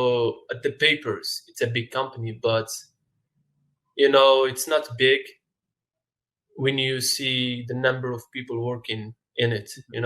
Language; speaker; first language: English; non-native, fluent; Arabic